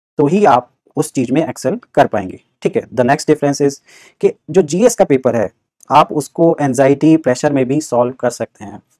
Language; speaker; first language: Hindi; native; Hindi